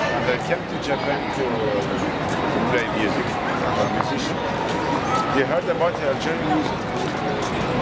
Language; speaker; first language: English; non-native, learner; Kabyle